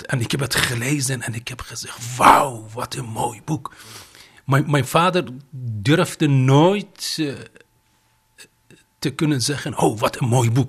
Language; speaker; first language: Dutch; non-native, fluent; Persian